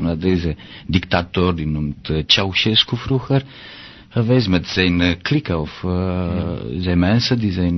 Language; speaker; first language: Dutch; non-native, learner; Romanian